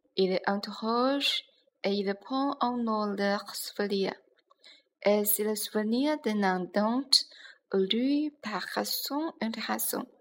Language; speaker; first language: French; non-native, learner; Chinese